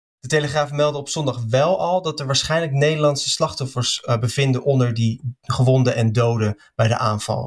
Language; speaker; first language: Dutch; native; Dutch